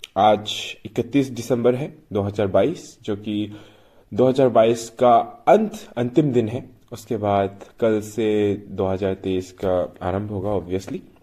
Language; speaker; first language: Hindi; non-native, local second language; Manipuri